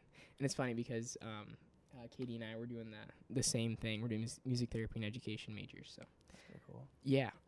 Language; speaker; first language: English; native; English